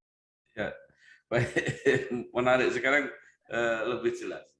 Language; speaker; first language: Indonesian; native; Indonesian